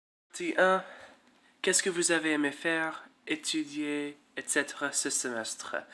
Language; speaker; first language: French; non-native, learner; English